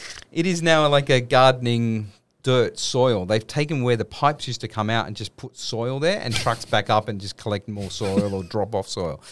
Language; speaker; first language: English; native; English